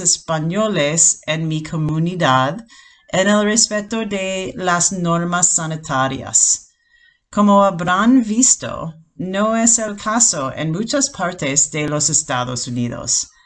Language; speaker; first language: Spanish; non-native, fluent; English